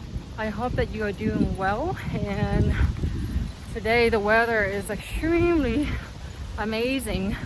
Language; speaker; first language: English; non-native, fluent; Vietnamese